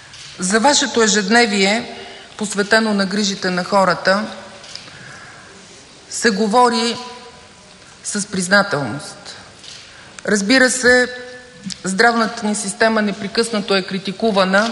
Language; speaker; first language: Bulgarian; native; Bulgarian